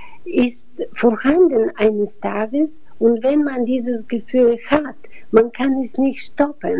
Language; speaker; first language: German; non-native, fluent; Bulgarian